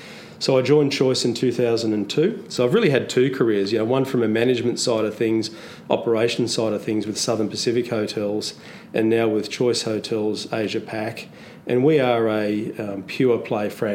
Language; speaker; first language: English; native; English